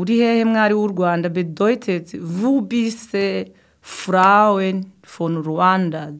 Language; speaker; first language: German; non-native, learner; Kinyarwanda